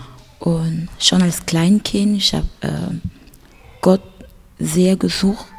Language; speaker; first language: German; non-native, fluent; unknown